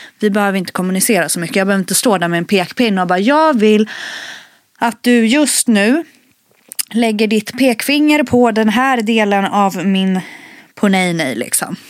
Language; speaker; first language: Swedish; early bilingual, other home language; Spanish